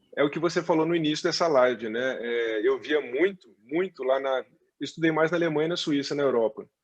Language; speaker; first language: Portuguese; native; Portuguese